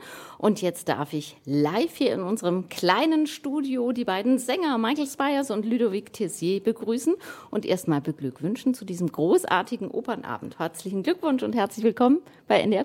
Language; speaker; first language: German; native; German